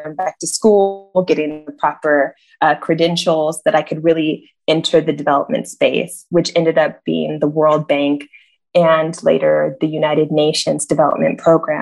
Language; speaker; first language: English; native; English